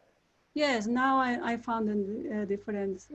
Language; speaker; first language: English; non-native, learner; Spanish